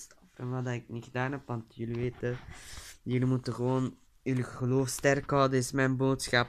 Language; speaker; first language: Dutch; early bilingual, other home language; Turkish